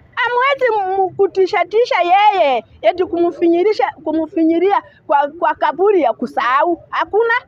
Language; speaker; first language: Swahili; non-native, local second language; Luyia